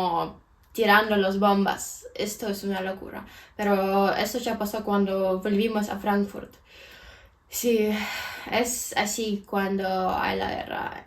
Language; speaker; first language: Spanish; non-native, fluent; Ukrainian